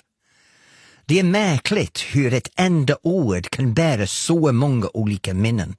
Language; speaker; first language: Swedish; non-native, fluent; English